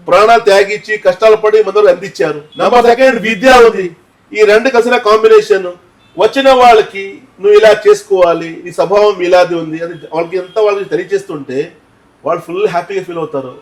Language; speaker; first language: Telugu; non-native, fluent; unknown